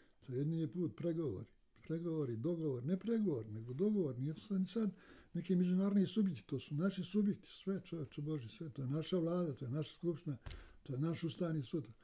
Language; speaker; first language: Serbian; native; Serbian